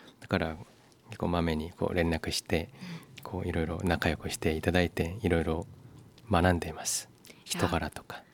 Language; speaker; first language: Japanese; non-native, fluent; Korean